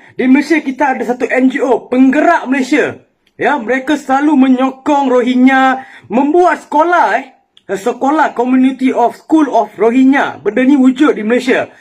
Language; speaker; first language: Malay; non-native, local second language; Tamil